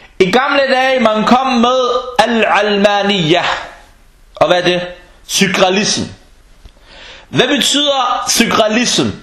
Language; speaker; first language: Danish; non-native, fluent; Arabic